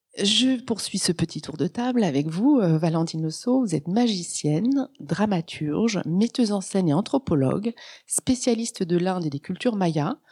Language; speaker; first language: French; native; French